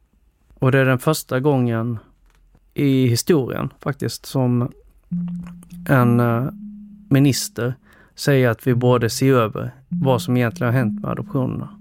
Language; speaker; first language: Swedish; early bilingual, other home language; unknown